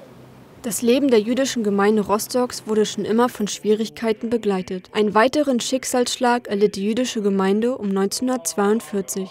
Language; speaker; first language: German; native; German